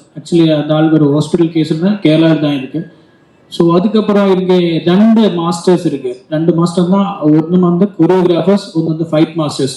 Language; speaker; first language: Tamil; non-native, learner; Malayalam